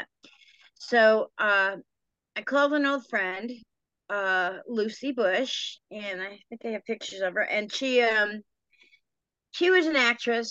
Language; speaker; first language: English; native; English